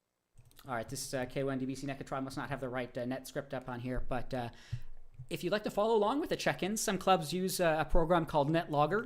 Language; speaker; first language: English; native; English